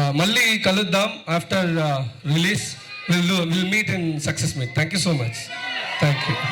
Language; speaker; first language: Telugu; non-native, learner; Tamil